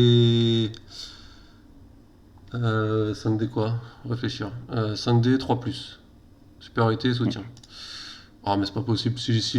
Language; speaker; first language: French; native; French